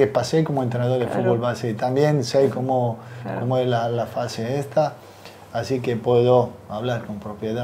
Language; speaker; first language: Spanish; non-native, fluent; Serbian